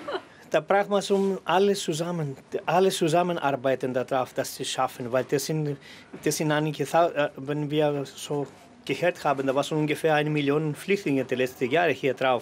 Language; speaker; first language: German; non-native, learner; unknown